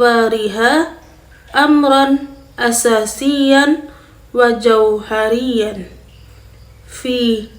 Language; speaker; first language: Arabic; non-native, fluent; Indonesian